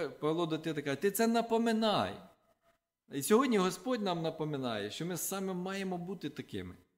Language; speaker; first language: Ukrainian; non-native, local second language; Russian